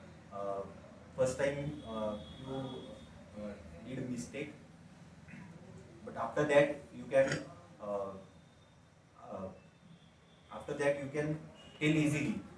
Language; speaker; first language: English; non-native, local second language; Marathi